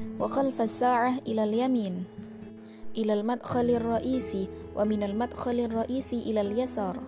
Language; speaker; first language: Arabic; non-native, learner; Indonesian